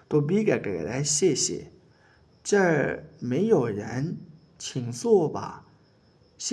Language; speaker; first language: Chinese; non-native, fluent; Urdu